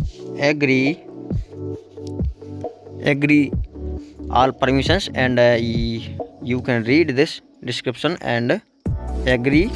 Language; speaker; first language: English; non-native, local second language; Hindi